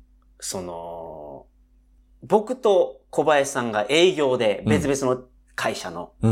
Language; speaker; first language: Japanese; native; Japanese